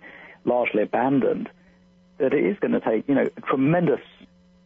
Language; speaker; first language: English; native; English